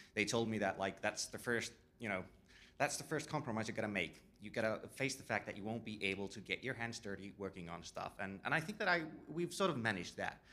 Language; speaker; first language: English; non-native, fluent; Finnish